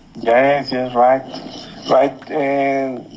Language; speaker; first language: English; non-native, learner; Spanish